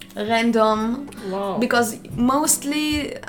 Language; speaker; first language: English; non-native, fluent; Hebrew